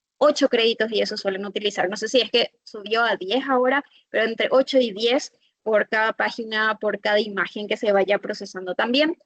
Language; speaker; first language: Spanish; native; Spanish